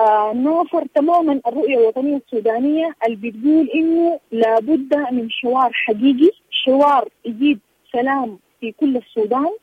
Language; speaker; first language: Arabic; native; Arabic